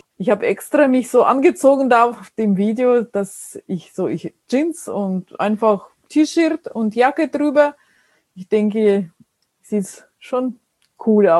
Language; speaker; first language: German; non-native, fluent; Russian